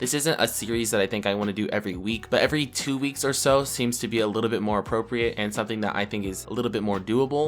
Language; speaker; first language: English; native; English